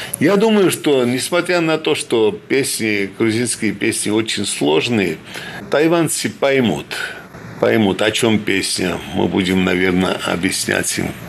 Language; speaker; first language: Russian; non-native, fluent; Georgian